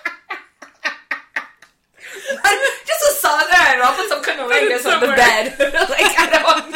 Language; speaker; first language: English; non-native, fluent; French